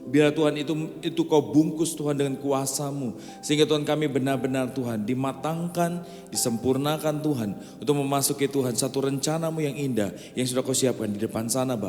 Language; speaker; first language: Indonesian; native; Indonesian